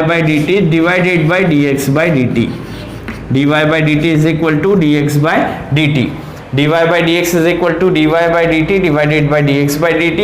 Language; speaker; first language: Hindi; native; Hindi